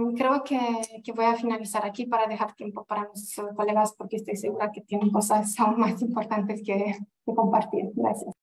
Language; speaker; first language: Spanish; non-native, fluent; Romanian